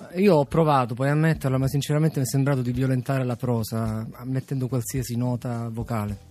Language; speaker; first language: Italian; native; Italian